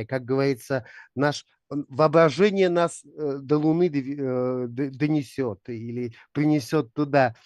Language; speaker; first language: Russian; native; Russian